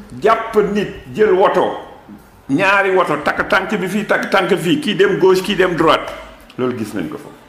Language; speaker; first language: Wolof; non-native, local second language; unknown